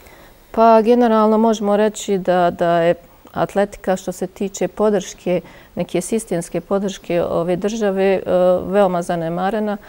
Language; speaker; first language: Croatian; native; Croatian